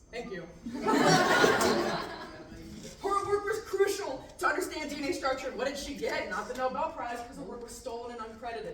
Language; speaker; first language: English; native; English